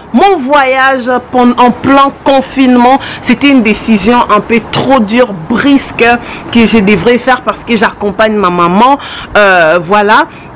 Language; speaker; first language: French; non-native, local second language; Lingala